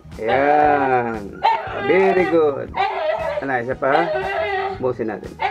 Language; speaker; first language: Filipino; non-native, local second language; Cebuano